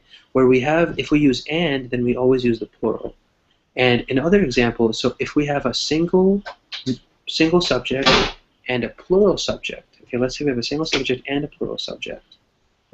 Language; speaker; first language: English; non-native, fluent; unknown